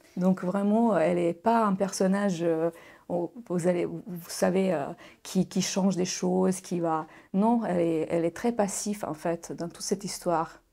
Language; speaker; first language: French; non-native, fluent; Bosnian